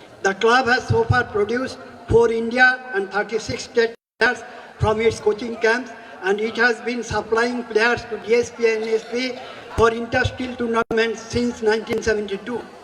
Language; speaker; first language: English; non-native, local second language; Bangla